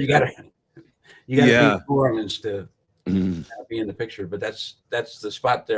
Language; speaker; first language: English; native; English